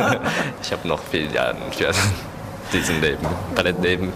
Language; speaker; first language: German; non-native, learner; Japanese